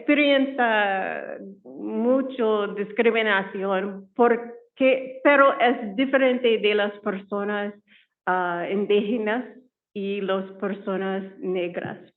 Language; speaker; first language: Spanish; non-native, learner; English